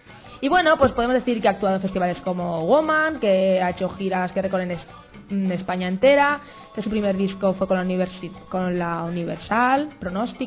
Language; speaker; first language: Spanish; native; Spanish